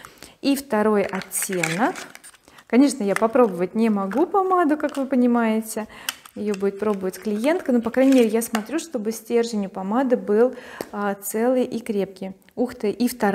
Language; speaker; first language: Russian; native; Russian